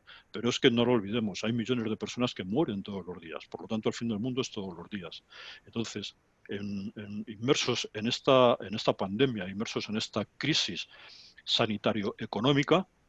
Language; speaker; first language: Spanish; native; Spanish